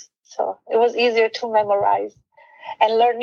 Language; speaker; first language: English; non-native, fluent; Italian